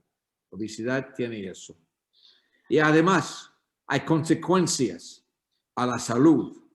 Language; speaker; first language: Spanish; non-native, learner; English